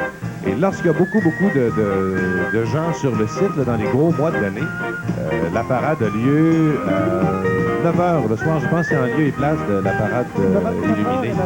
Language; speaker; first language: French; native; French